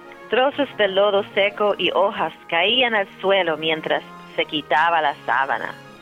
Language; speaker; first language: Spanish; early bilingual, heritage; Spanish